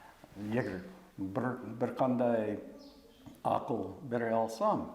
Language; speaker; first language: Kazakh; non-native, fluent; English